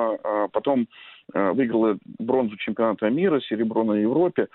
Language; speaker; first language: Russian; native; Russian